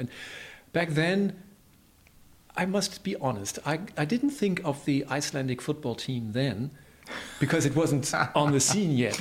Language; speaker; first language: English; non-native, fluent; German